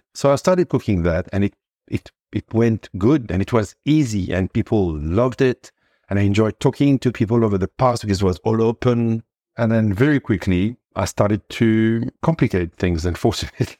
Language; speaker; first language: English; non-native, fluent; French